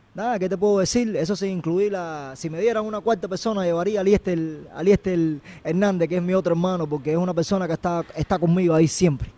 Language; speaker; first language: Spanish; native; Spanish